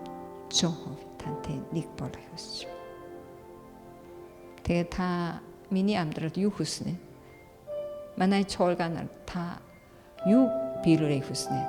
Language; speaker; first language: Mongolian; non-native, fluent; Korean